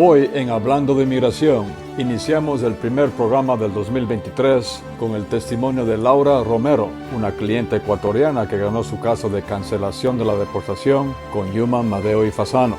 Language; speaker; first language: Spanish; native; Spanish